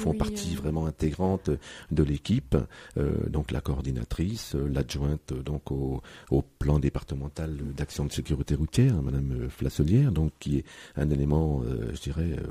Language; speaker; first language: French; native; French